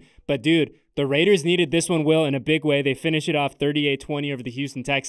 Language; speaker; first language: English; native; English